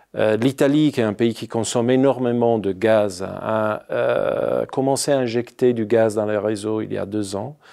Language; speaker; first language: French; non-native, fluent; Italian